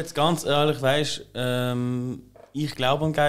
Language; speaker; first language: German; native; German